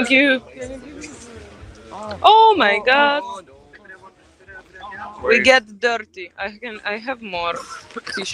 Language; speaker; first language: English; non-native, fluent; Ukrainian